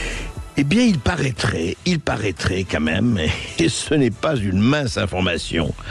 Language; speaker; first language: French; native; French